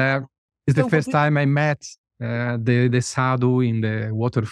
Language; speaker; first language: English; non-native, fluent; Italian